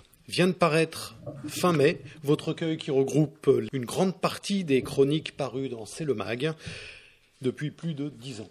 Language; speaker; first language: French; native; French